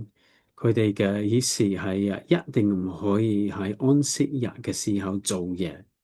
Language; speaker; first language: Cantonese; non-native, learner; English